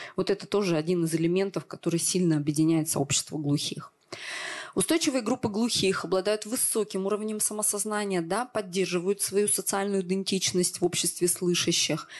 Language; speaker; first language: Russian; native; Russian